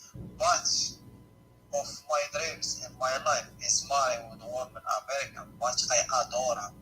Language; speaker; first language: English; non-native, learner; Arabic